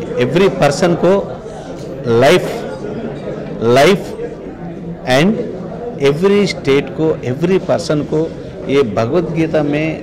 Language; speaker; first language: Hindi; non-native, local second language; Telugu